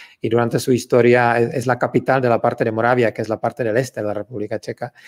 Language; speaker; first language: Spanish; non-native, fluent; Czech